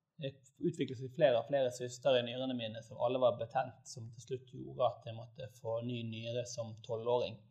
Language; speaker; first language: Norwegian; native; Norwegian